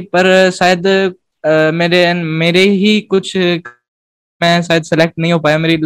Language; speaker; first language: Hindi; native; Hindi